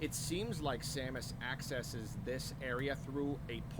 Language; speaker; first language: English; native; English